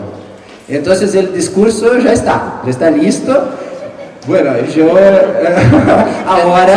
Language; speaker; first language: Spanish; non-native, fluent; Portuguese